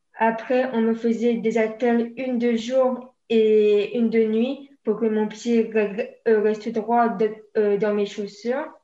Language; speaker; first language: French; native; French